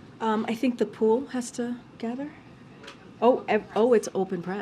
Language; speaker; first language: English; native; English